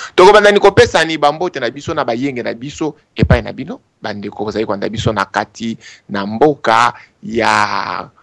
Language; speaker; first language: Lingala; non-native, local second language; Kongo